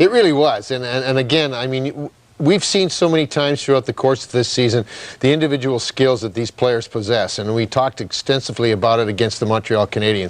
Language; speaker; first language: English; native; English